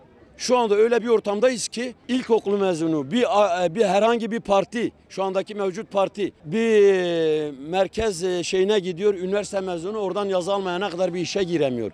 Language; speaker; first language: Turkish; native; Turkish